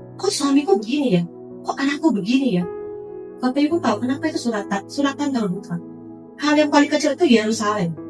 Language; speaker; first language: Indonesian; native; Indonesian